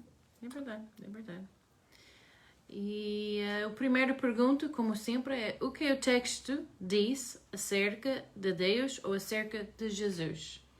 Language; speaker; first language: Portuguese; non-native, learner; English